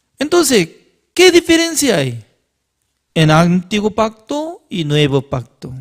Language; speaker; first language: Spanish; non-native, learner; Korean